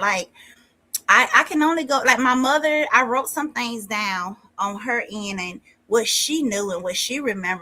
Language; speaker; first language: English; native; English